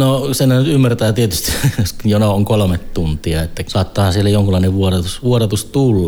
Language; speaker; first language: Finnish; native; Finnish